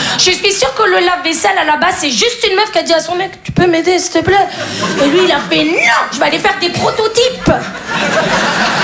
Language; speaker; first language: French; native; French